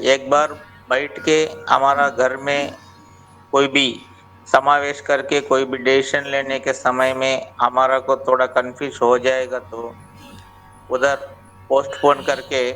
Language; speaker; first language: Hindi; non-native, local second language; Telugu